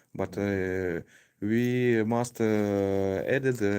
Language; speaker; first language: English; non-native, learner; Ukrainian